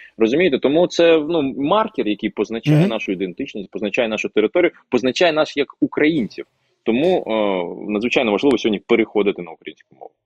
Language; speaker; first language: Ukrainian; non-native, local second language; Russian